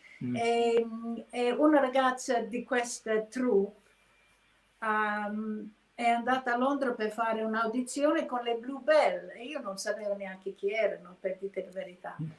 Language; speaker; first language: Italian; non-native, fluent; English